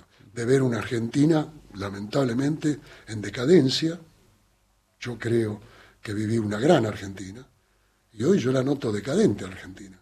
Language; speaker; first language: Spanish; native; Spanish